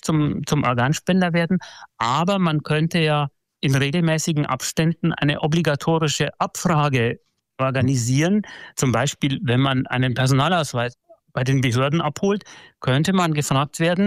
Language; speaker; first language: German; native; German